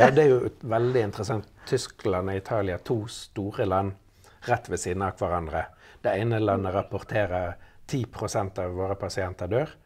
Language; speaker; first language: Norwegian; native; Norwegian